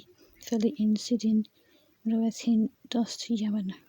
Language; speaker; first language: Welsh; non-native, learner; English